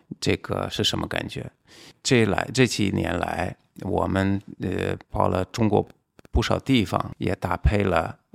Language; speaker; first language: Chinese; non-native, fluent; Hungarian